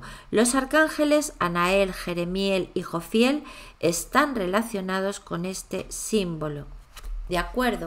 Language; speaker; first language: Spanish; native; Spanish